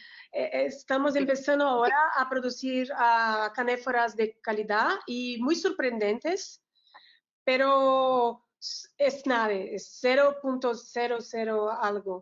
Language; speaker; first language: Spanish; non-native, learner; Portuguese